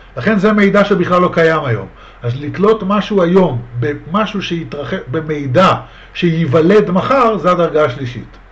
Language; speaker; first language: Hebrew; native; Hebrew